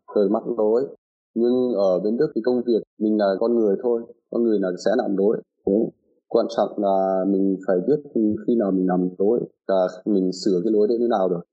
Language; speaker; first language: Vietnamese; non-native, fluent; German